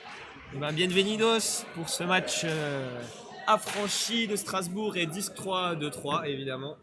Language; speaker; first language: French; native; French